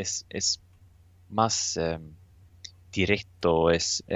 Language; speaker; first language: Spanish; non-native, learner; Swedish